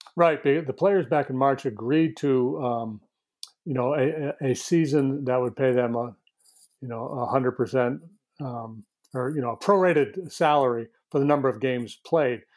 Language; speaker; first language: English; native; English